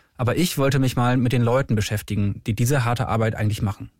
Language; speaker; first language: German; native; German